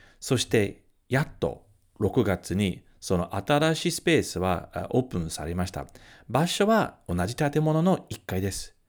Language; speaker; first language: Japanese; non-native, fluent; English